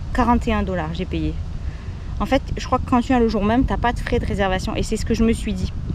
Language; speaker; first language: French; native; French